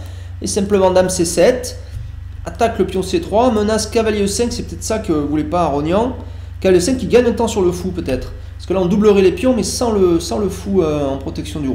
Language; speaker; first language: French; native; French